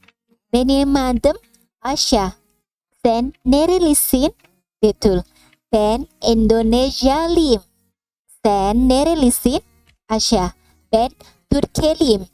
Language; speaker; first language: Turkish; non-native, fluent; Indonesian